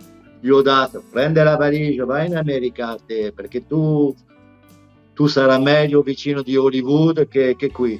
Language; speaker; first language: Italian; non-native, fluent; French